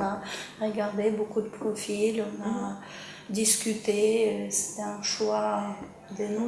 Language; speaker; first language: French; non-native, fluent; Ukrainian